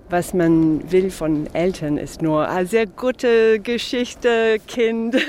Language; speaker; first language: German; non-native, fluent; English